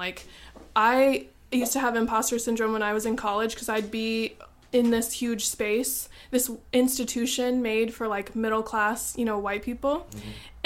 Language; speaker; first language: English; native; English